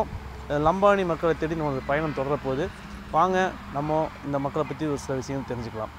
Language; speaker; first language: Tamil; native; Tamil